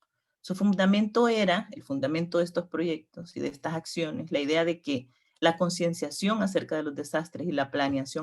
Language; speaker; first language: Spanish; native; Spanish